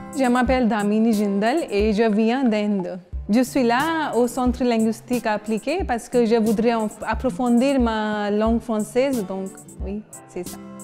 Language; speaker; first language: French; non-native, learner; Hindi